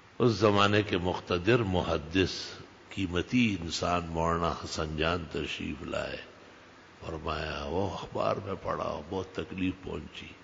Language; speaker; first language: Urdu; non-native, local second language; Pashto